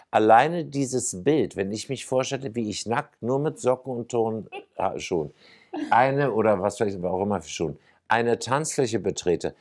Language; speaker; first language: German; native; German